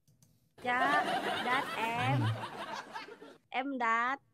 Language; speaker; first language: Vietnamese; non-native, learner; Indonesian